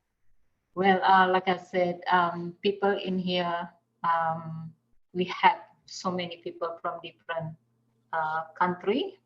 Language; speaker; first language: English; non-native, fluent; Indonesian